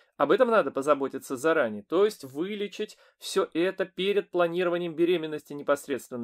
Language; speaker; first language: Russian; native; Russian